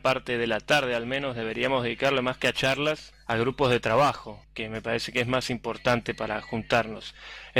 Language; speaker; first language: Spanish; native; Spanish